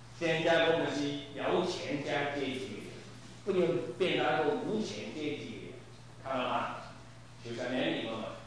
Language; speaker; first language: Chinese; non-native, local second language; Cantonese